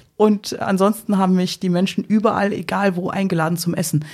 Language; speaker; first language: German; native; German